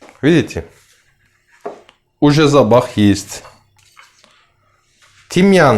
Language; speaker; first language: Russian; non-native, learner; Turkish